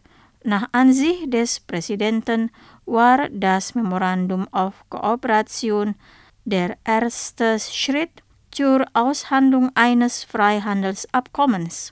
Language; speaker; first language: German; non-native, fluent; Indonesian